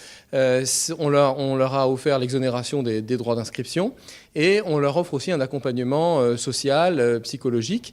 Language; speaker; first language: French; native; French